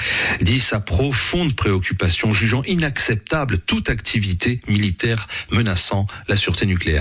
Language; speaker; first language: French; native; French